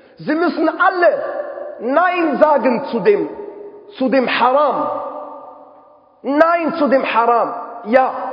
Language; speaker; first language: German; non-native, fluent; Arabic